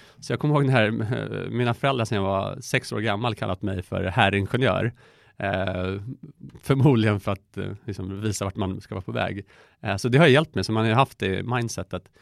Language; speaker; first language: Swedish; early bilingual, other home language; Persian